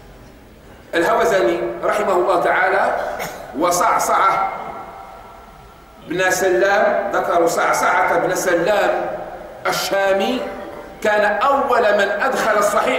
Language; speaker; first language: Arabic; native; Arabic